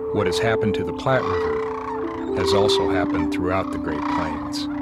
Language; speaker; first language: English; native; English